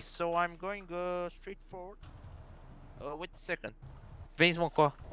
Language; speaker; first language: English; non-native, learner; Romanian